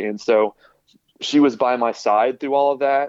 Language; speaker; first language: English; native; English